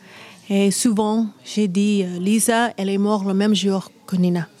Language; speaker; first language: French; non-native, learner; English